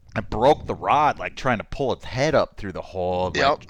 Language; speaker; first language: English; native; English